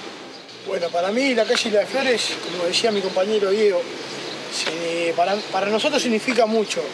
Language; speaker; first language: Spanish; native; Spanish